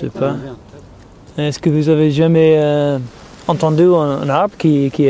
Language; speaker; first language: French; non-native, fluent; English